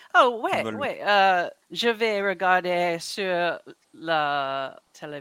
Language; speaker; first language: French; non-native, learner; English